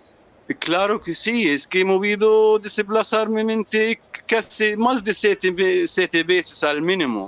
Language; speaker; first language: Spanish; non-native, learner; Arabic